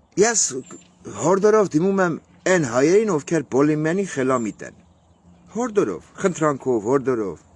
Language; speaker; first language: Armenian; native; Armenian